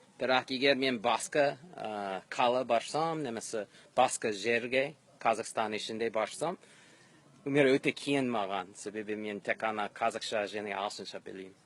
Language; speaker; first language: Kazakh; non-native, learner; English